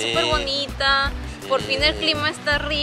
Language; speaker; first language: Spanish; native; Spanish